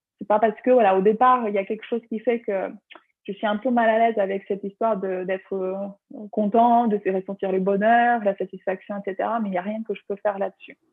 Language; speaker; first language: French; non-native, fluent; Ukrainian